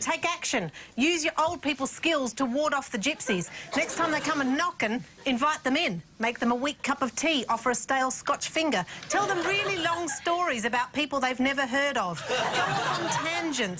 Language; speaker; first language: English; native; English